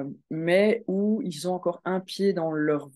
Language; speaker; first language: French; native; French